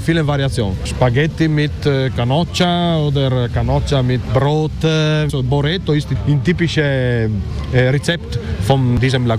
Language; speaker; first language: German; non-native, learner; Italian